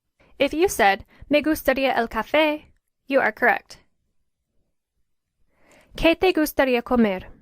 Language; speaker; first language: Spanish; non-native, fluent; English